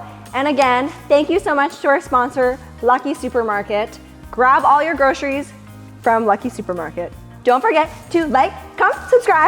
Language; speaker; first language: English; native; English